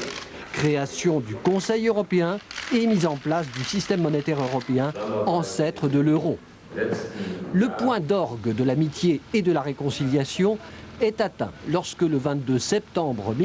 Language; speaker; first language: French; native; French